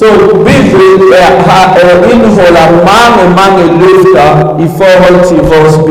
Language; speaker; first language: Danish; early bilingual, other home language; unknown